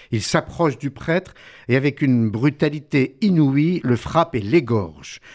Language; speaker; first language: French; native; French